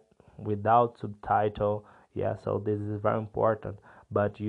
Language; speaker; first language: English; non-native, learner; Portuguese